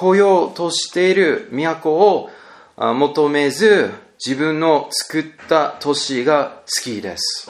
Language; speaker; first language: Japanese; non-native, learner; English